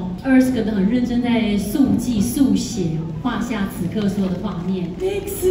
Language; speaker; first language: Chinese; native; Chinese